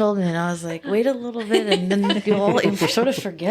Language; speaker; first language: English; native; English